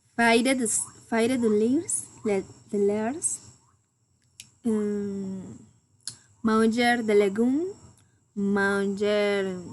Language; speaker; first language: French; non-native, learner; Spanish